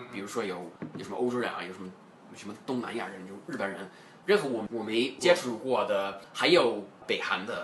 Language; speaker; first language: Chinese; non-native, fluent; English